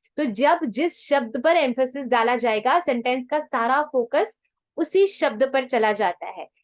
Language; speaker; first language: Hindi; non-native, local second language; Punjabi